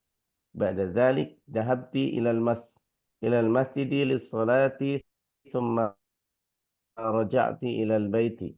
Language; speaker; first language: Arabic; non-native, learner; Indonesian